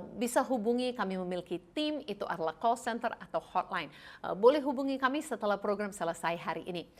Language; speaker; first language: Indonesian; non-native, fluent; English